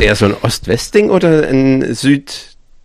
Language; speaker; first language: German; native; German